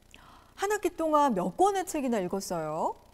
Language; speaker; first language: Korean; native; Korean